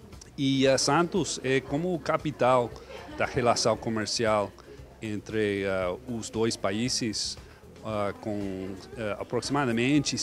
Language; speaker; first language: Portuguese; non-native, fluent; English